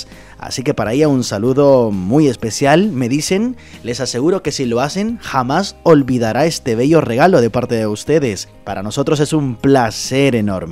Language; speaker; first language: Spanish; native; Spanish